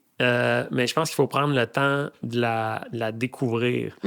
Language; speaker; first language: French; native; French